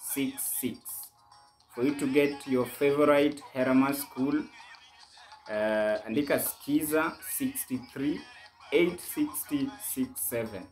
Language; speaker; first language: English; non-native, local second language; Luo (Kenya and Tanzania)